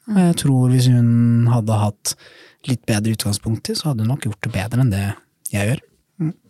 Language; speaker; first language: Norwegian; early bilingual, other home language; Somali